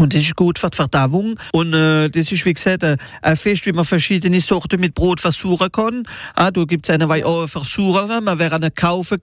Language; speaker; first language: German; non-native, local second language; Swiss German